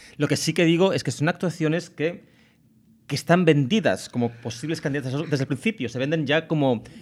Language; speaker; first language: Spanish; native; Spanish